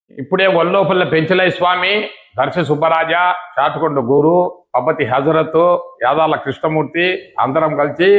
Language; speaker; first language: Telugu; native; Telugu